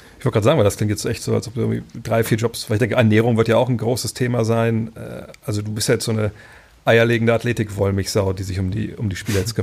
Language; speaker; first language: German; native; German